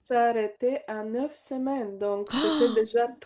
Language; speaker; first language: French; non-native, learner; Bulgarian